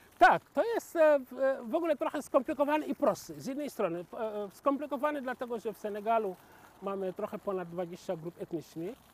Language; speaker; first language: Polish; non-native, fluent; Wolof